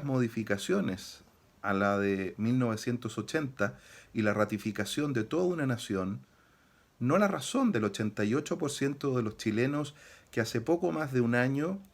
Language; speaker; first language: Spanish; native; Spanish